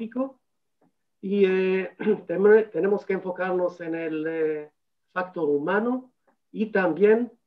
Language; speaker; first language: Spanish; non-native, fluent; Hebrew